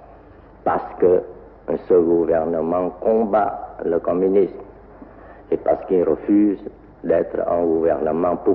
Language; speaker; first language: French; non-native, local second language; Vietnamese